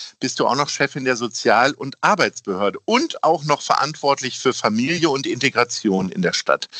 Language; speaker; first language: German; native; German